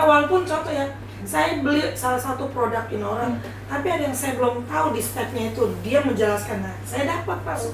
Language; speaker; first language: Indonesian; native; Indonesian